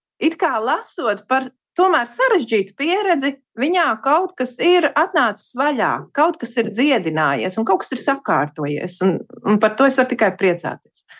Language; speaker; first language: Latvian; native; Latvian